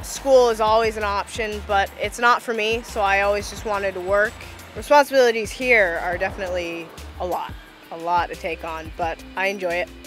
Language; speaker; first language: English; native; English